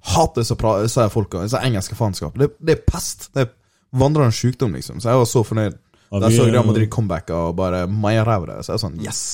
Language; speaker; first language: Norwegian; early bilingual, other home language; Somali